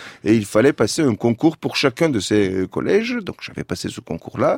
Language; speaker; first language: French; non-native, fluent; Turkish